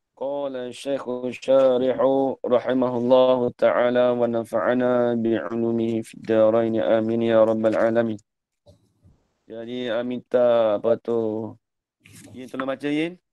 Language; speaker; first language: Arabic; non-native, fluent; Malay